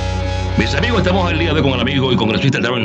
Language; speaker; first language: Spanish; native; Spanish